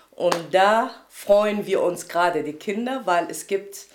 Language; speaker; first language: German; non-native, fluent; Arabic